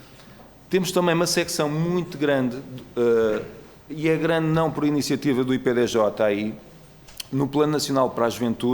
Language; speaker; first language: Portuguese; native; Portuguese